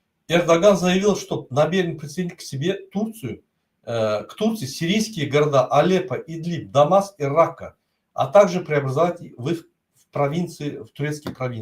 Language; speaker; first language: Russian; non-native, local second language; Turkmen